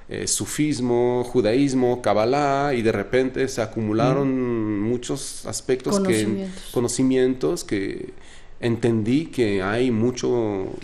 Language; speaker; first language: Spanish; non-native, fluent; Arabic